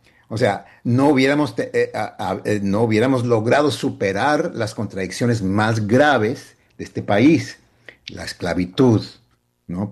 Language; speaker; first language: Spanish; early bilingual, heritage; Spanish